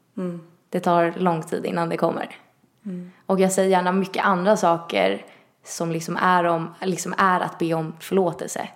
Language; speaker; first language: Swedish; early bilingual, other home language; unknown